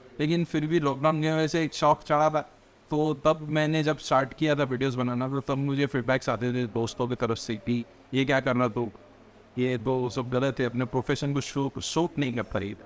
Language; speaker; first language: Hindi; native; Hindi